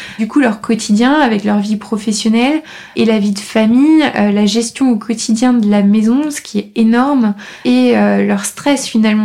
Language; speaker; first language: French; native; French